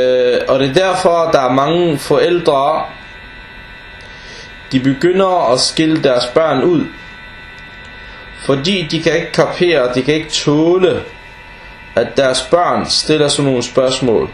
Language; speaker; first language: Danish; non-native, fluent; Arabic